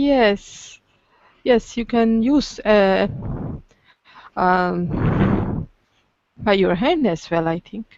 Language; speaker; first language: English; non-native, learner; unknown